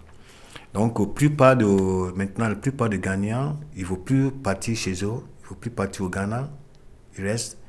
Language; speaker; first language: French; non-native, fluent; Ewe